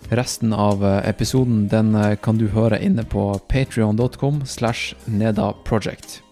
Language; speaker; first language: Norwegian; native; Norwegian